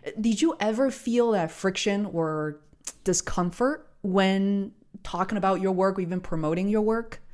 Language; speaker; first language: English; non-native, fluent; Chinese